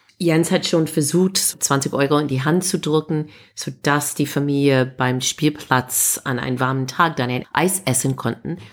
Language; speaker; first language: German; non-native, fluent; English